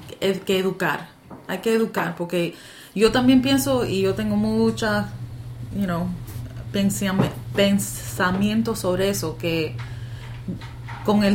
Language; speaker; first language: Spanish; early bilingual, heritage; Spanish